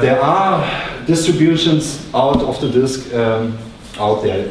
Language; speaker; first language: English; non-native, fluent; German